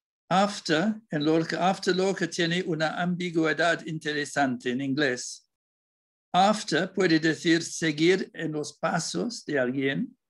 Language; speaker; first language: Spanish; non-native, fluent; English